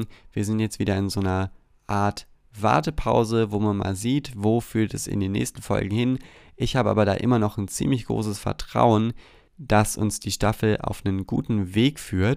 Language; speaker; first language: German; native; German